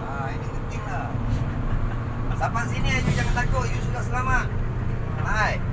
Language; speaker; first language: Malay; non-native, fluent; Bangla